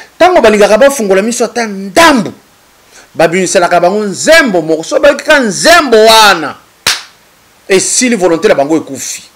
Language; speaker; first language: Lingala; non-native, local second language; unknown